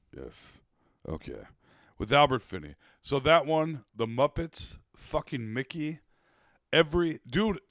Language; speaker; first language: English; native; English